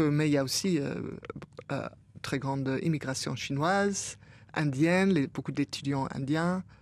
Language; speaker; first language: French; non-native, fluent; English